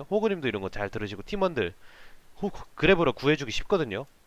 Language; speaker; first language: Korean; native; Korean